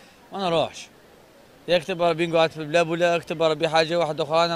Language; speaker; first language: Arabic; native; Arabic